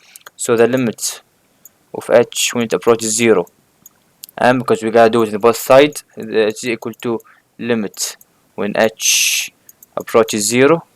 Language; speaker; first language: English; non-native, fluent; Arabic